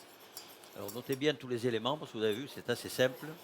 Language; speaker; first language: French; native; French